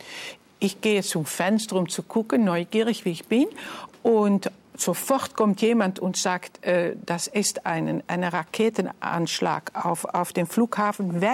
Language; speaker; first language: German; non-native, fluent; Dutch